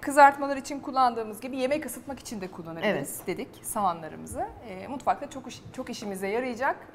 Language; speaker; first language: Turkish; native; Turkish